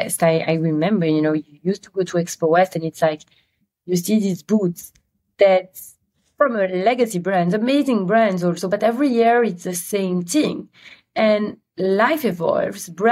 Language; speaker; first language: English; non-native, fluent; Dutch